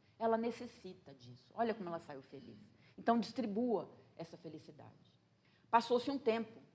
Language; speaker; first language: Portuguese; native; Portuguese